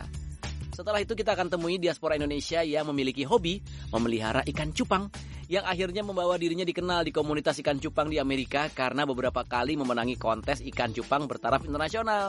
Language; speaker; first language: Indonesian; native; Indonesian